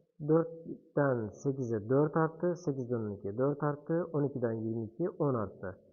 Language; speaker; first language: Turkish; native; Turkish